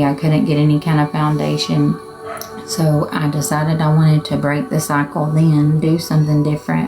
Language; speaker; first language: English; native; English